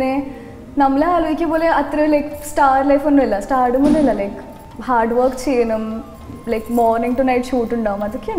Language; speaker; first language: Malayalam; non-native, local second language; Hindi